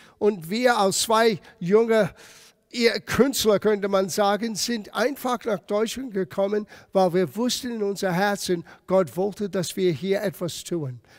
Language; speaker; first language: German; non-native, fluent; English